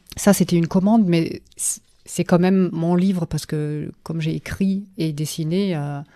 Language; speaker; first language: French; non-native, fluent; German